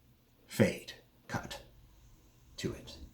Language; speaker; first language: English; native; English